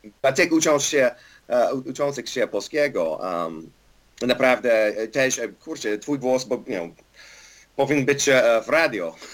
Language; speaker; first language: Polish; non-native, learner; English